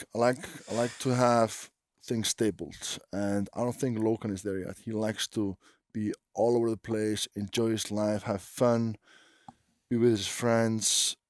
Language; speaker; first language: English; non-native, fluent; Icelandic